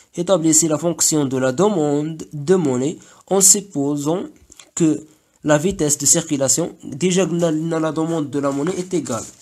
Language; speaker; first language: French; non-native, local second language; Arabic